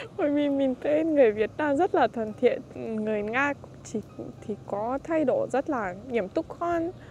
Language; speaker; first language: Vietnamese; non-native, fluent; Russian